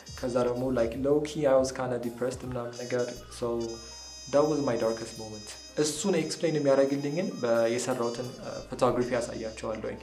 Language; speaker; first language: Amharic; native; Amharic